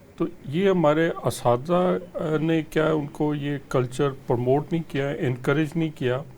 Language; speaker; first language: Urdu; native; Urdu